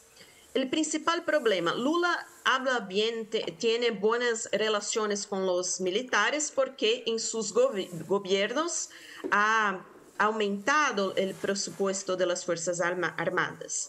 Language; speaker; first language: Spanish; non-native, fluent; Portuguese